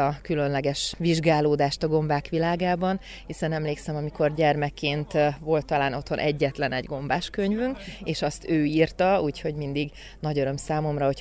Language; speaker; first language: Hungarian; native; Hungarian